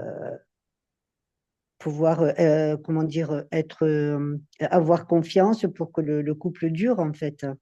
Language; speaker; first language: French; native; French